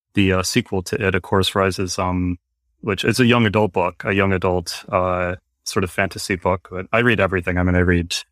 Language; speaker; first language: English; native; English